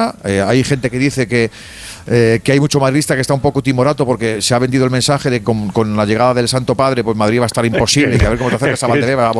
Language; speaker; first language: Spanish; native; Spanish